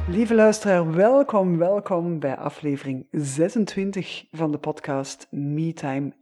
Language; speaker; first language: Dutch; native; Dutch